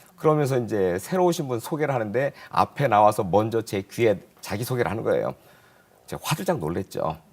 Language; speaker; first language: Korean; native; Korean